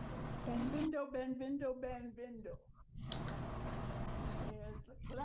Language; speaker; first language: Portuguese; non-native, learner; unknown